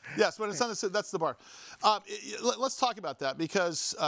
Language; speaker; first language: English; native; English